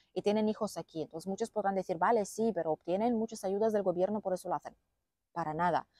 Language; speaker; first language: Spanish; non-native, fluent; Lithuanian